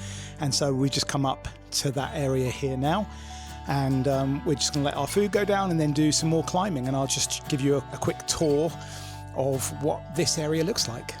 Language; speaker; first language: English; native; English